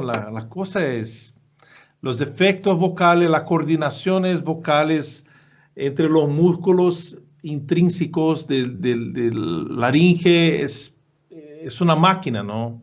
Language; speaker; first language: Spanish; non-native, fluent; Portuguese